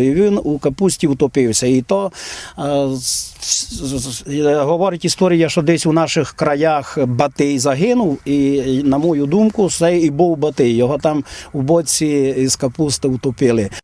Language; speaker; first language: Ukrainian; native; Ukrainian